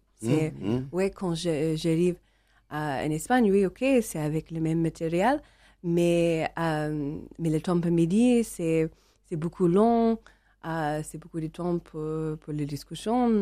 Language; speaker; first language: French; non-native, learner; English